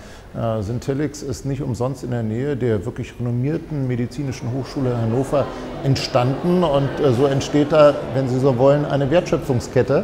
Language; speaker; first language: German; native; German